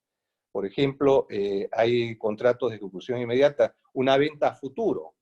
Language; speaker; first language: Spanish; native; Spanish